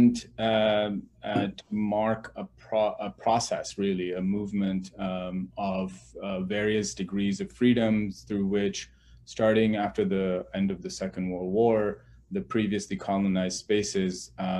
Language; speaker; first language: English; non-native, local second language; Urdu